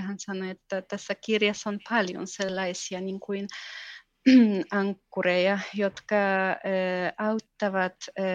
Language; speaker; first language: Finnish; non-native, fluent; Polish